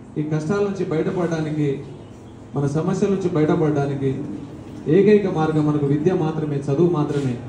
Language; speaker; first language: Telugu; non-native, local second language; Lambadi